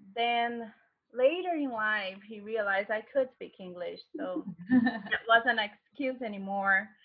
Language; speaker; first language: English; non-native, fluent; Portuguese